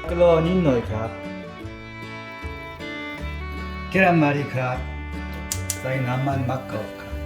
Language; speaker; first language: Thai; non-native, learner; Korean